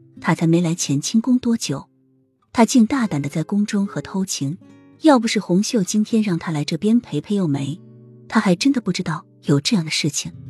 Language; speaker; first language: Chinese; native; Chinese